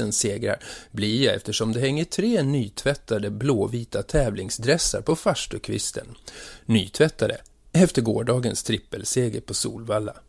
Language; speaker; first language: Swedish; native; Swedish